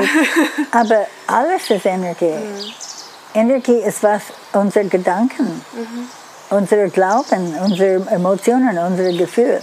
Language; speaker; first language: German; non-native, learner; Dutch